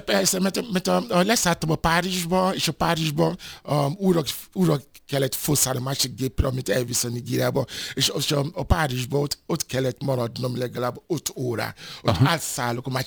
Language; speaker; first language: Hungarian; non-native, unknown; Yoruba